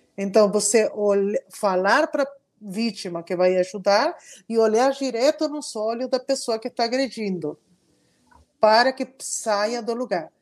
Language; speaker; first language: Portuguese; non-native, fluent; Spanish